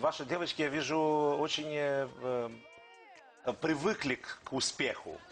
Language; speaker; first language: Russian; non-native, local second language; Romanian